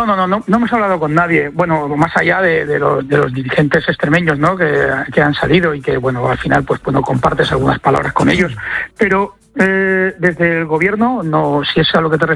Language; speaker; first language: Spanish; native; Spanish